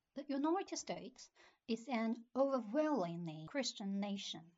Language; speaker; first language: English; non-native, fluent; Chinese